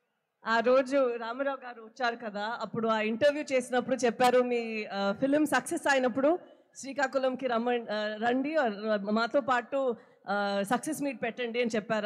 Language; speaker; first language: Telugu; non-native, local second language; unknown